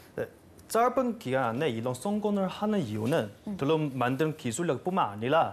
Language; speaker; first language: Korean; non-native, fluent; Chinese